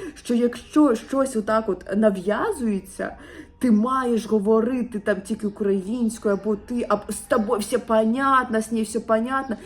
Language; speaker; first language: Ukrainian; non-native, local second language; Russian